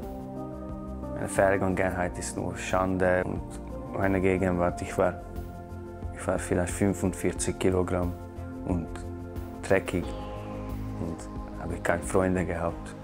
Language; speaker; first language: German; non-native, fluent; Hungarian